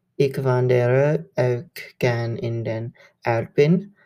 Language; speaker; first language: German; non-native, learner; English